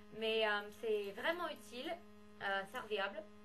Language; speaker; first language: French; non-native, learner; English